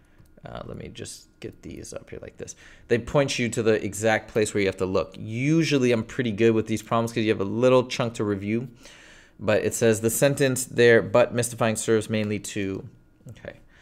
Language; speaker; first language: English; native; English